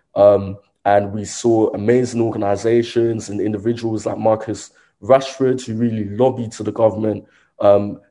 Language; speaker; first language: English; native; English